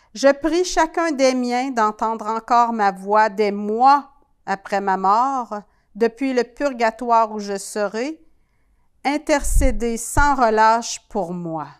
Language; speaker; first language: French; native; French